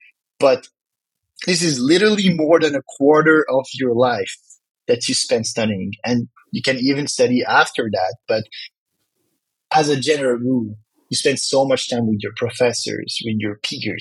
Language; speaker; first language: English; non-native, fluent; French